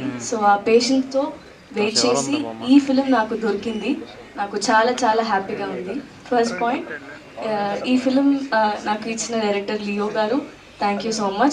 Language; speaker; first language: Telugu; non-native, learner; Tamil